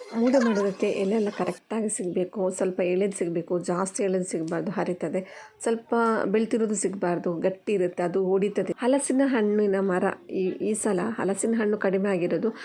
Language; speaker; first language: Kannada; non-native, local second language; Tulu